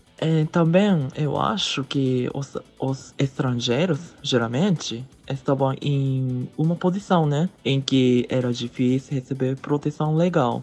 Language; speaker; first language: Portuguese; early bilingual, heritage; Japanese